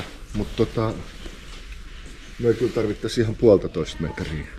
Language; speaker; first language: Finnish; native; Finnish